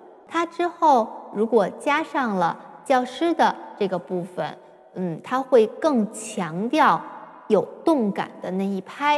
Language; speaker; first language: Chinese; native; Chinese